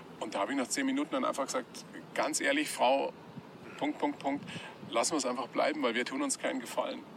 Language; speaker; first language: German; native; German